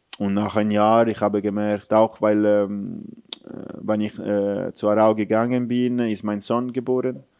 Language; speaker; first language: German; non-native, fluent; Italian